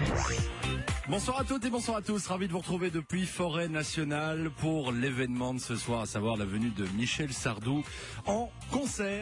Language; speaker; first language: French; native; French